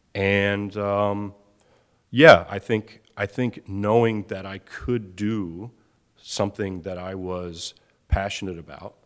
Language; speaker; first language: English; native; English